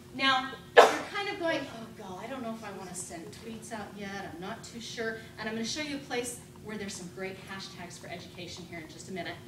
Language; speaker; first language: English; native; English